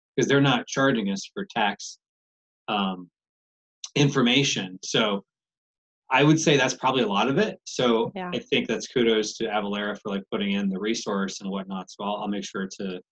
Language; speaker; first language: English; native; English